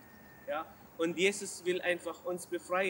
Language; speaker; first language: German; non-native, learner; Arabic